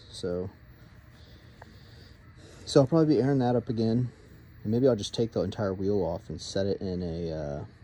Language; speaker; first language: English; native; English